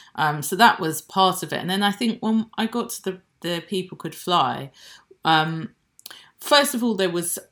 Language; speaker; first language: English; native; English